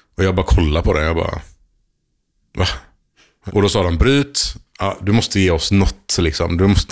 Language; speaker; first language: Swedish; early bilingual, other home language; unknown